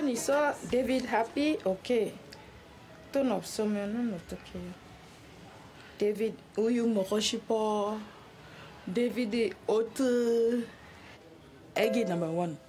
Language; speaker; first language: Korean; non-native, learner; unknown